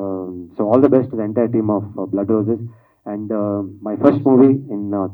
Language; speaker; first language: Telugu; non-native, learner; Kannada